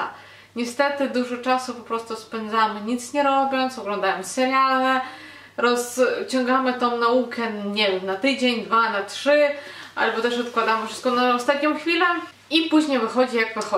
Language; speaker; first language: Polish; non-native, fluent; Ukrainian